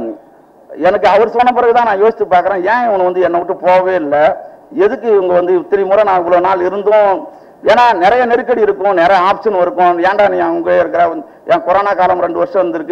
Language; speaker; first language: Tamil; native; Tamil